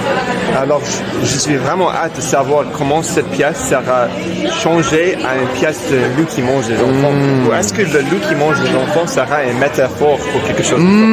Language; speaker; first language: French; non-native, learner; English